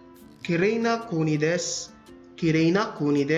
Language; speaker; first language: Japanese; non-native, fluent; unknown